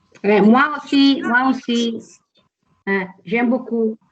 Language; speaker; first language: French; non-native, learner; Italian